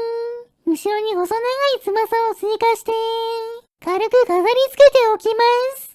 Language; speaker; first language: Japanese; native; Japanese